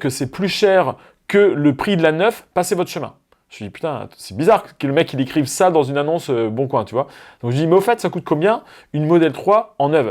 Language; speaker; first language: French; native; French